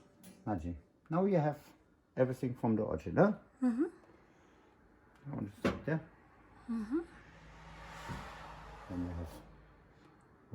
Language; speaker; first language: English; non-native, learner; Swedish